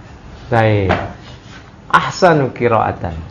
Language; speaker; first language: Arabic; non-native, fluent; Indonesian